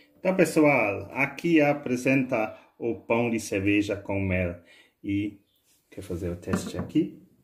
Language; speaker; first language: Portuguese; non-native, fluent; German